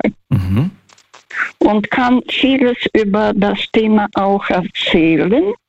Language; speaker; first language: German; non-native, fluent; Russian